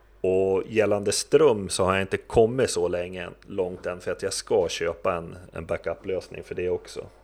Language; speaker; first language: Swedish; native; Swedish